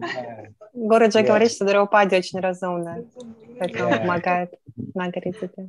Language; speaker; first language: Russian; native; Russian